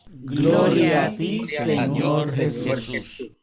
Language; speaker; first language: Spanish; native; Spanish